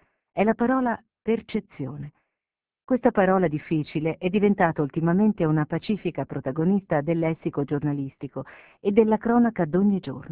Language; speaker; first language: Italian; native; Italian